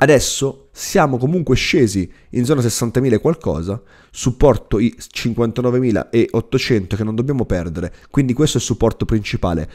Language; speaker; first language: Italian; native; Italian